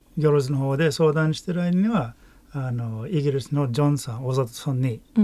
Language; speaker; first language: Japanese; native; Japanese